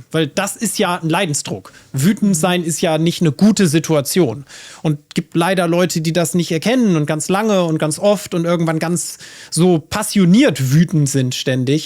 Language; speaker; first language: German; native; German